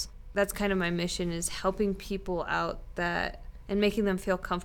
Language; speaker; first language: English; native; English